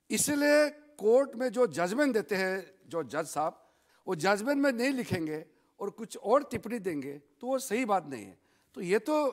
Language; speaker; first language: Hindi; non-native, local second language; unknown